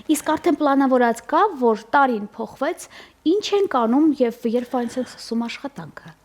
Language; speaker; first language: Armenian; native; Armenian